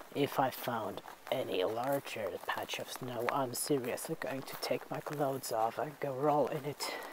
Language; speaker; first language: English; non-native, fluent; Finnish